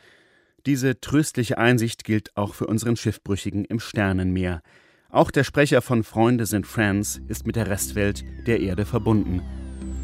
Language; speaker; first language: German; native; German